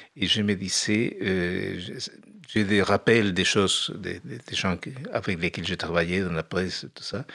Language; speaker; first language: French; non-native, fluent; Spanish